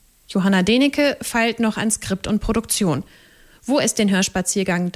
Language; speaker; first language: German; native; German